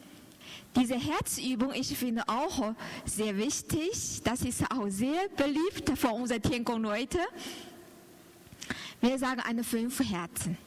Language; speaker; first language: German; non-native, learner; Chinese